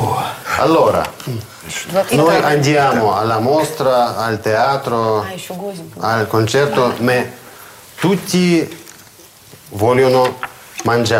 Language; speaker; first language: Italian; non-native, fluent; Russian